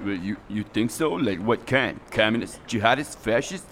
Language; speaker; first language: English; native; English